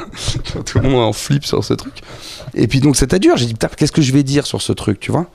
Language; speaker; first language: French; native; French